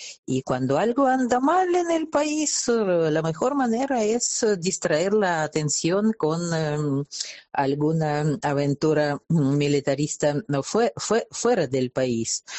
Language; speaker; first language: Spanish; non-native, fluent; Russian